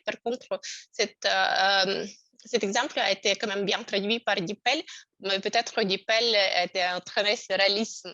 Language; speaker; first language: French; non-native, fluent; Russian